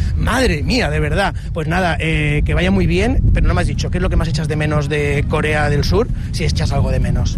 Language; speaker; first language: Spanish; native; Spanish